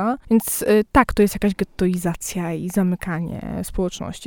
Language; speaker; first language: Polish; native; Polish